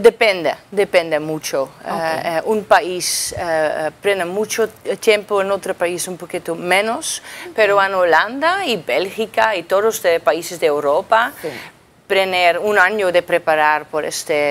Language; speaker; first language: Spanish; non-native, learner; Dutch